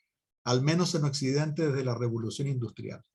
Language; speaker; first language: Spanish; native; Spanish